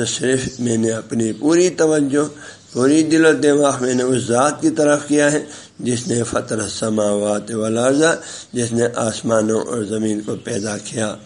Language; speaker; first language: Urdu; non-native, local second language; Balti